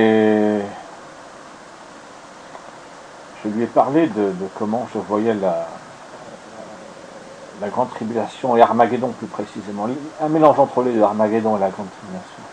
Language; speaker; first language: French; native; French